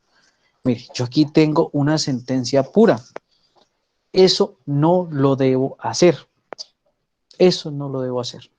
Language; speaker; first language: Spanish; native; Spanish